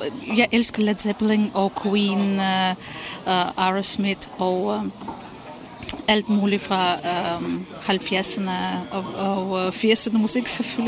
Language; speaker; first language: Danish; non-native, fluent; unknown